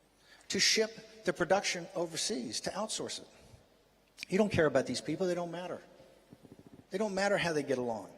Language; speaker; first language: English; native; English